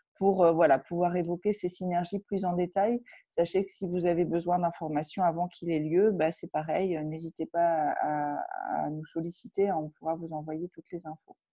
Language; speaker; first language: French; native; French